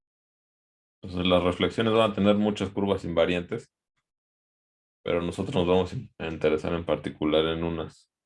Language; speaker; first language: Spanish; native; Spanish